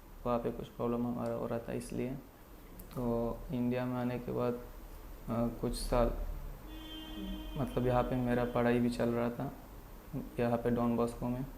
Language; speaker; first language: Hindi; non-native, fluent; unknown